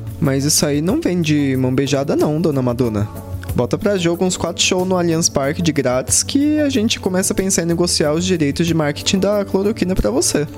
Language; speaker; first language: Portuguese; native; Portuguese